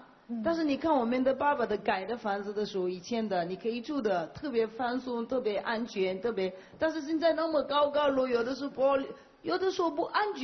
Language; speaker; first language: Chinese; non-native, learner; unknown